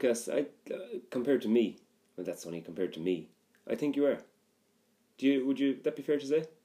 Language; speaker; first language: English; native; English